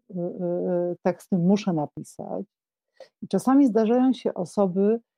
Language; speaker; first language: Polish; native; Polish